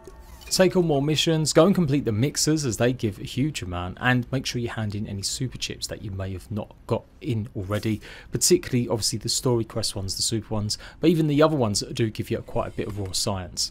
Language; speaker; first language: English; native; English